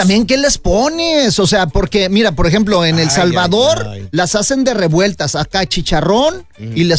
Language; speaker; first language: Spanish; native; Spanish